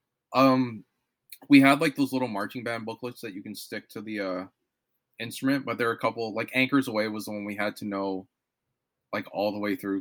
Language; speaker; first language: English; native; English